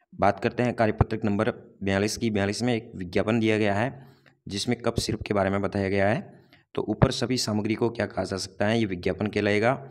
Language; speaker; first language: Hindi; native; Hindi